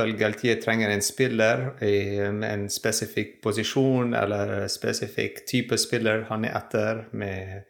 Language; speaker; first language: Norwegian; non-native, fluent; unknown